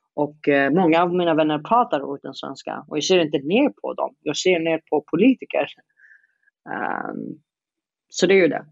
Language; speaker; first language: Swedish; non-native, fluent; Arabic